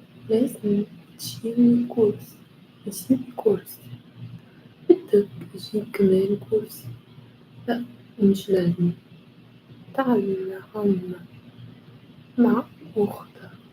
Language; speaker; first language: Arabic; non-native, learner; English